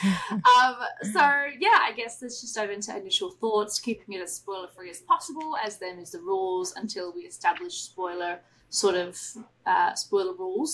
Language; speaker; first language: English; native; English